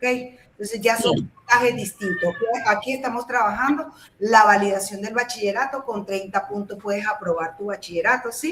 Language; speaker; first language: Spanish; native; Spanish